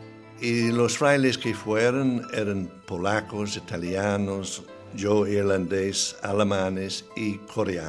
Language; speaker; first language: Spanish; non-native, fluent; English